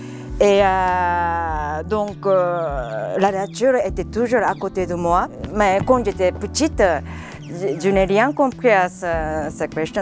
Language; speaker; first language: French; non-native, learner; Japanese